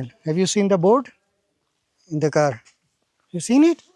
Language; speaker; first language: English; non-native, learner; Bangla